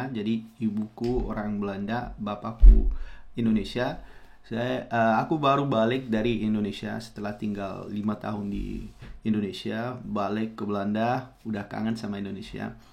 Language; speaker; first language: Indonesian; non-native, fluent; Dutch